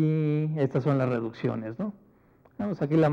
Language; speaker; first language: Spanish; native; Spanish